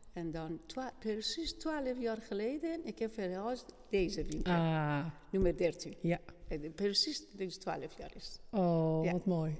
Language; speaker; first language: Dutch; non-native, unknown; Persian